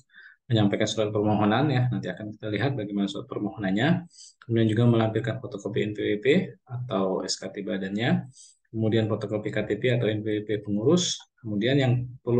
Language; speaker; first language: Indonesian; native; Indonesian